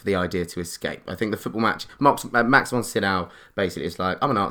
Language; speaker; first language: English; native; English